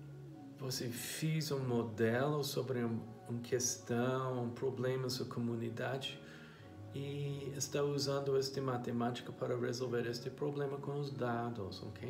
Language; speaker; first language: Portuguese; non-native, fluent; English